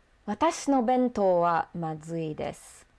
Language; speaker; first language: Japanese; non-native, fluent; English